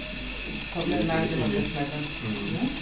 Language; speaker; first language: German; non-native, fluent; Bulgarian